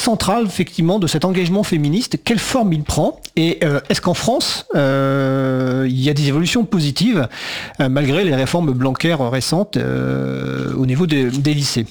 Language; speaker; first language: French; native; French